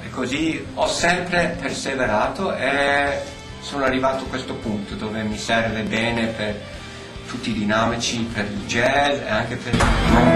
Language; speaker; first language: Italian; early bilingual, heritage; Italian